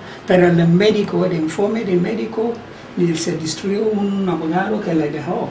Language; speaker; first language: Spanish; non-native, learner; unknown